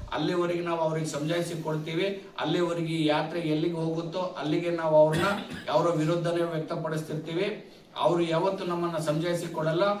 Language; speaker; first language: Kannada; non-native, local second language; Lambadi